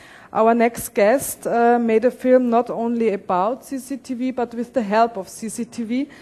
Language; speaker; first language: English; non-native, fluent; German